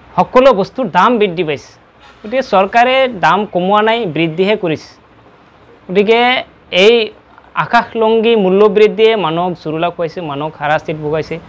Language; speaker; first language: Assamese; non-native, local second language; Bangla